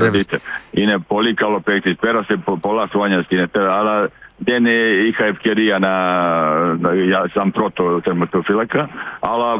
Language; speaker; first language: Greek; non-native, learner; Serbian